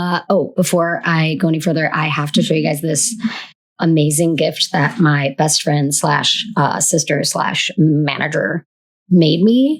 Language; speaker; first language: English; native; English